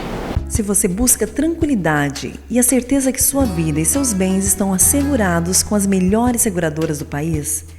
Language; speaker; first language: Portuguese; native; Portuguese